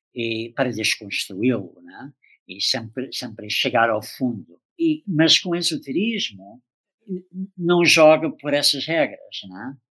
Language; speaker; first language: Portuguese; non-native, fluent; English